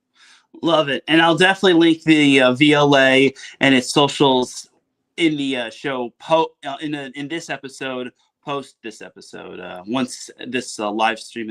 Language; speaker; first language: English; native; English